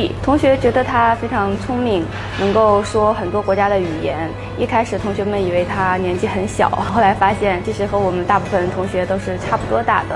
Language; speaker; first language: Chinese; native; Chinese